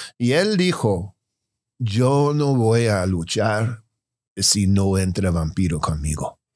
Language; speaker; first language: Spanish; non-native, fluent; English